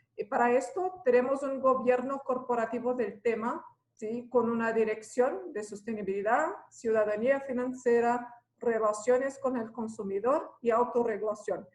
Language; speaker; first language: Spanish; non-native, fluent; Portuguese